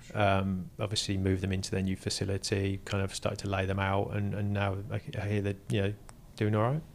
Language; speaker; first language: English; native; English